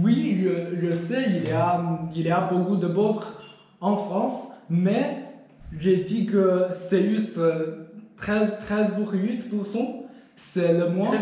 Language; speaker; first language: French; non-native, learner; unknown